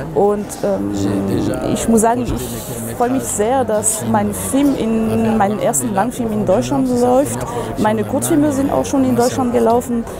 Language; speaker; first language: German; non-native, fluent; Arabic